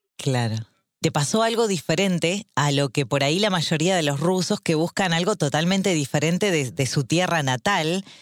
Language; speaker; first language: Spanish; native; Spanish